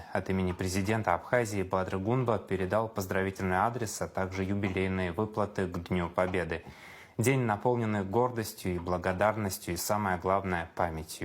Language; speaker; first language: Russian; native; Russian